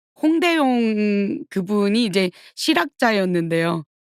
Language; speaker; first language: Korean; early bilingual, heritage; Korean